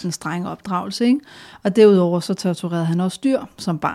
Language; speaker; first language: Danish; native; Danish